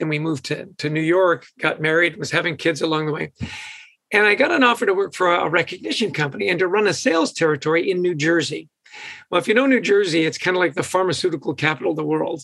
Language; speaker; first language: English; native; English